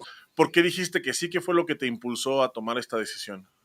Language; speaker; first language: Spanish; native; Spanish